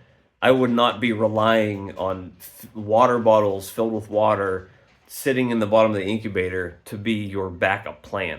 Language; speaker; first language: English; native; English